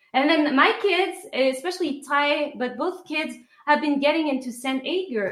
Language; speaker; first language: English; non-native, fluent; French